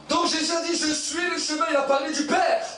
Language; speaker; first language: French; native; French